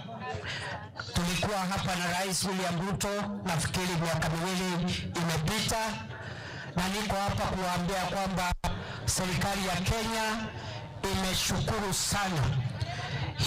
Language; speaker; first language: Swahili; non-native, local second language; Meru